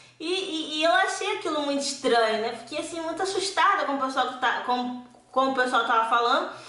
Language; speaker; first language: Portuguese; native; Portuguese